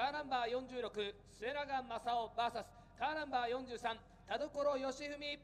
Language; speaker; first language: Japanese; native; Japanese